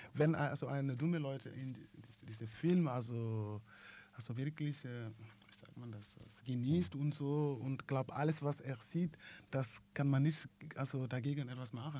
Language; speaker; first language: German; non-native, learner; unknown